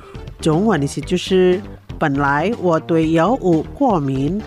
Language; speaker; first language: Chinese; non-native, learner; Indonesian